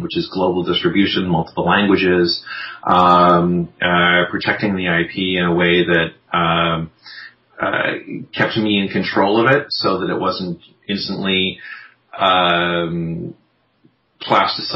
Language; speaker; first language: English; native; English